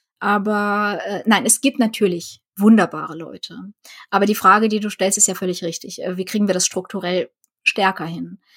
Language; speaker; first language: German; early bilingual, other home language; Russian